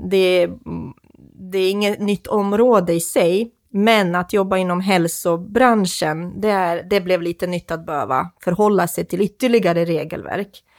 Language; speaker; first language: Swedish; non-native, fluent; Croatian